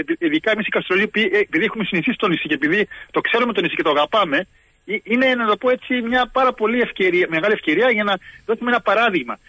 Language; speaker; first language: Greek; early bilingual, heritage; Greek